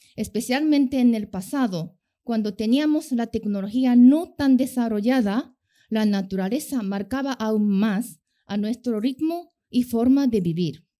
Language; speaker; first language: Spanish; non-native, fluent; Japanese